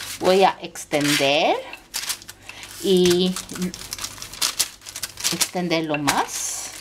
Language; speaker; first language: Spanish; non-native, fluent; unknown